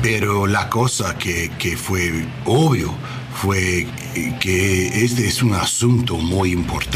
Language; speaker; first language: Spanish; non-native, learner; English